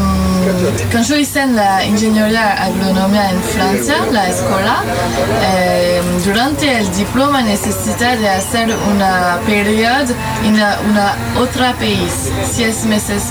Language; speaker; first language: Spanish; non-native, learner; French